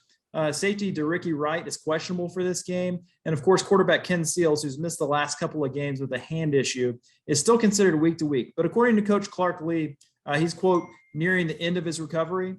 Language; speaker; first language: English; native; English